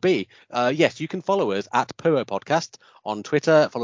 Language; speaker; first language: English; native; English